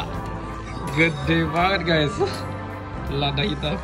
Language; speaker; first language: Indonesian; native; Indonesian